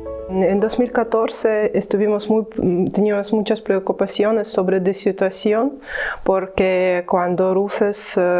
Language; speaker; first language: Spanish; non-native, learner; Ukrainian